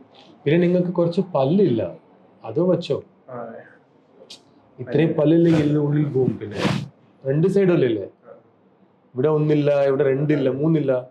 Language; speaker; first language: Malayalam; non-native, local second language; Tamil